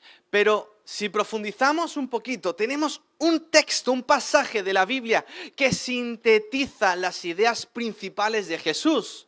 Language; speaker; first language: Spanish; native; Spanish